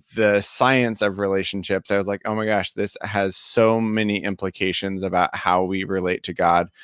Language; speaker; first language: English; native; English